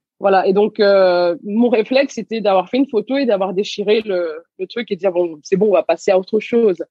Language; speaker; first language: French; early bilingual, other home language; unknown